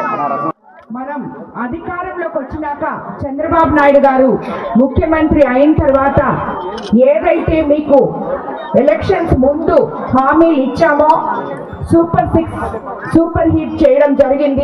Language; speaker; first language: Telugu; native; Telugu